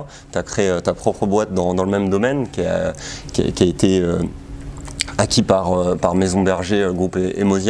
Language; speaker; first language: French; native; French